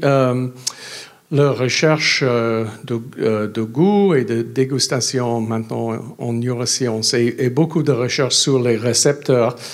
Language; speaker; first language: French; non-native, learner; English